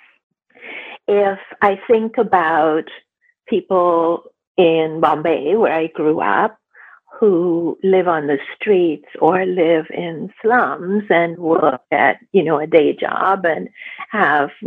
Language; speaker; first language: English; non-native, local second language; Gujarati